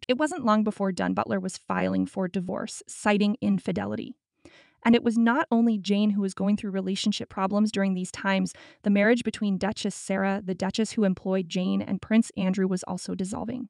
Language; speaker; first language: English; native; English